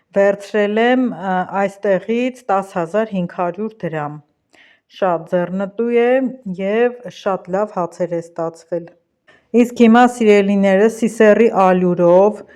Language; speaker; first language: Armenian; native; Armenian